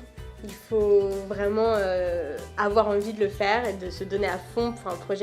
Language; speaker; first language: French; native; French